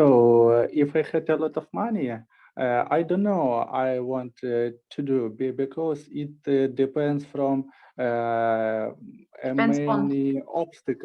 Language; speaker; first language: English; non-native, learner; Russian